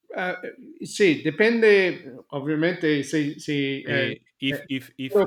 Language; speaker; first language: Spanish; non-native, learner; English